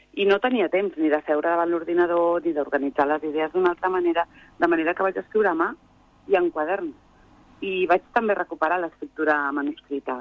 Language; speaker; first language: Catalan; native; Catalan